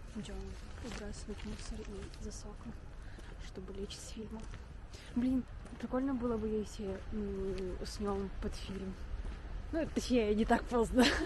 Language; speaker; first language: Russian; native; Russian